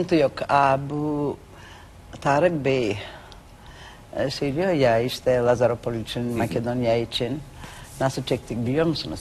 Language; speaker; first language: Turkish; non-native, learner; Macedonian